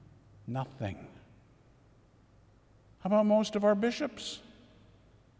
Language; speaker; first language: English; native; English